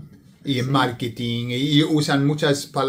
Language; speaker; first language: Spanish; non-native, fluent; English